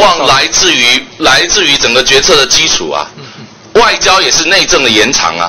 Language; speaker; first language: Chinese; native; Chinese